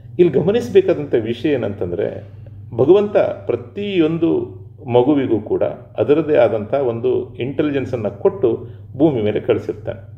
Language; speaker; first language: Kannada; native; Kannada